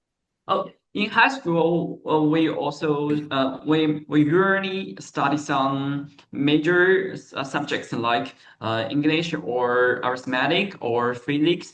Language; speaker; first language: English; non-native, learner; Chinese